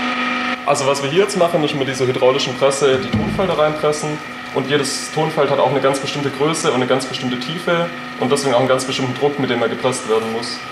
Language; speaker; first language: German; native; German